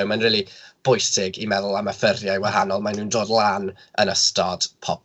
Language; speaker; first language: Welsh; non-native, local second language; English